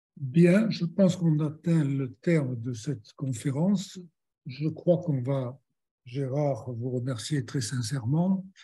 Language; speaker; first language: French; native; French